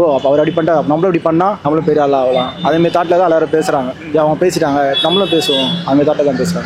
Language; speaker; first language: Tamil; native; Tamil